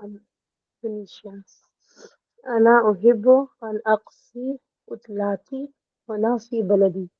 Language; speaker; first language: Arabic; non-native, learner; Hindi